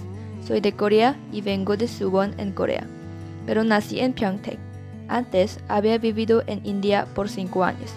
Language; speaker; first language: Spanish; non-native, learner; Korean